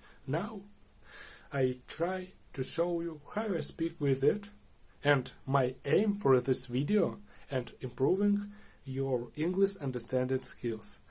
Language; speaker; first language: English; non-native, learner; Russian